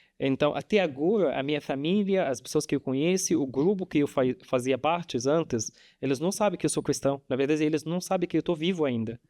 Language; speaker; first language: Portuguese; non-native, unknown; Arabic